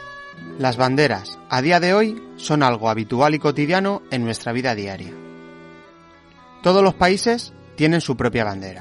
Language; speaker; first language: Spanish; native; Spanish